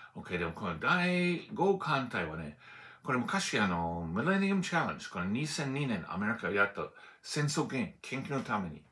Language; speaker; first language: Japanese; non-native, learner; English